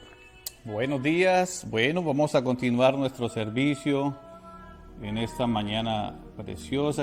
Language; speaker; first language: Spanish; native; Spanish